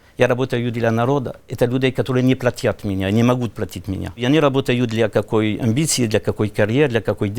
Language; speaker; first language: Russian; non-native, learner; French